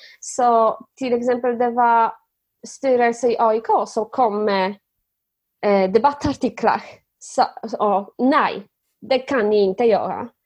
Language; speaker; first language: Swedish; non-native, fluent; Polish